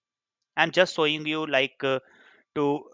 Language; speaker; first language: English; non-native, local second language; Hindi